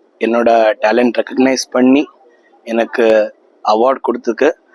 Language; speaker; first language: Tamil; non-native, learner; Kannada